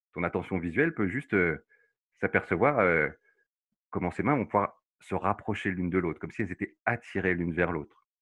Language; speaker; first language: French; native; French